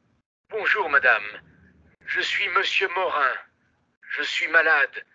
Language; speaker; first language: French; non-native, learner; Spanish